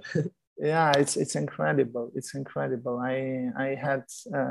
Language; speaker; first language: English; non-native, fluent; Italian